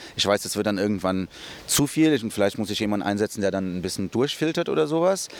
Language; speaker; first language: German; early bilingual, other home language; Portuguese